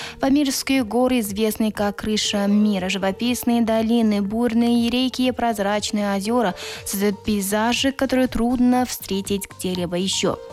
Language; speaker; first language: Russian; non-native, local second language; Tajik